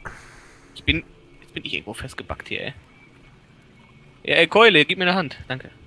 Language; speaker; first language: German; native; German